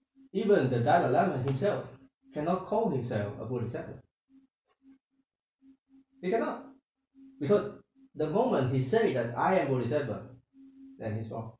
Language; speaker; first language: English; non-native, fluent; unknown